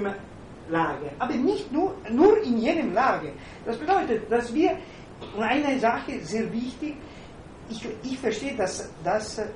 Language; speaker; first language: German; non-native, fluent; Italian